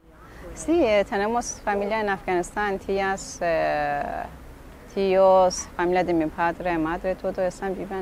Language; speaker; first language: Spanish; non-native, learner; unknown